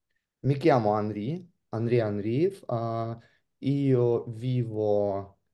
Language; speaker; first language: Italian; non-native, learner; Russian